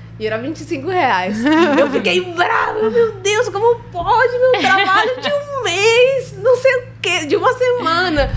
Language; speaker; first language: Portuguese; non-native, fluent; Spanish